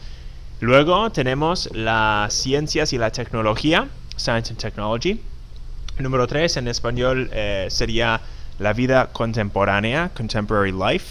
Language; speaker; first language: Spanish; non-native, fluent; English